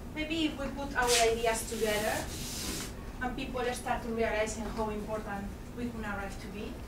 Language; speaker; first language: English; non-native, fluent; Spanish